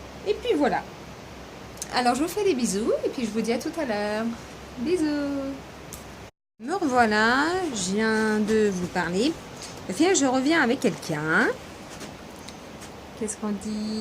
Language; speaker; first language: French; native; French